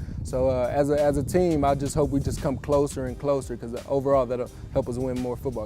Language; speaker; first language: English; native; English